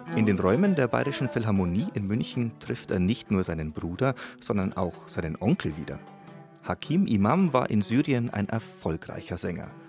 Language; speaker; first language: German; native; German